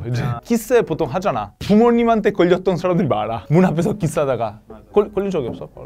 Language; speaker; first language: Korean; non-native, fluent; Italian